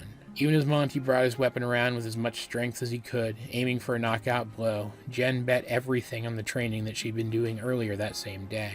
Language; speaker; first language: English; native; English